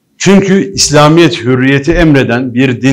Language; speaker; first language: Turkish; native; Turkish